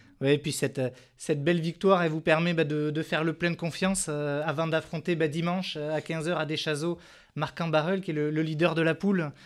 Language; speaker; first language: French; native; French